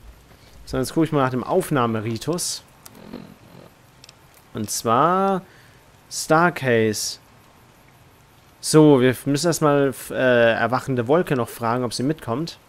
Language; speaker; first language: German; native; German